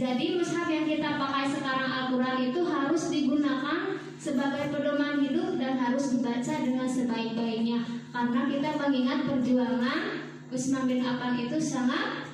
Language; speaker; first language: Indonesian; native; Indonesian